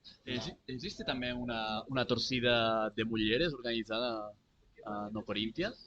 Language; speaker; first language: Portuguese; non-native, learner; Catalan